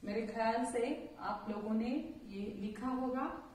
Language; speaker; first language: Hindi; non-native, local second language; Marathi